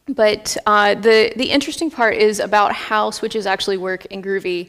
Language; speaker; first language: English; native; English